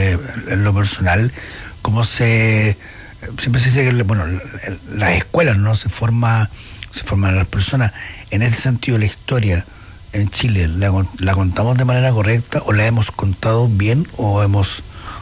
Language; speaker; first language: Spanish; native; Spanish